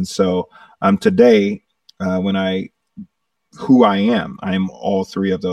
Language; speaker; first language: English; native; English